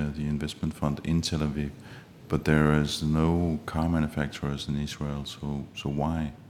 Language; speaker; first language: English; non-native, fluent; Danish